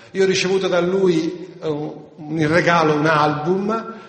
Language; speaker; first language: Italian; native; Italian